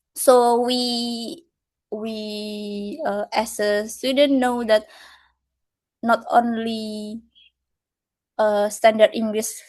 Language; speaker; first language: English; non-native, fluent; Indonesian